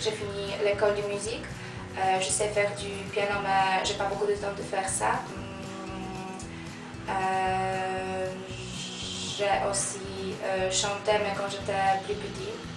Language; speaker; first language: French; non-native, learner; Polish